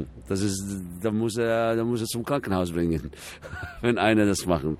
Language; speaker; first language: German; non-native, fluent; Arabic